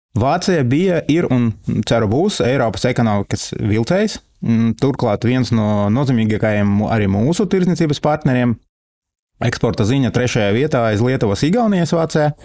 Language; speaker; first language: Latvian; non-native, local second language; Russian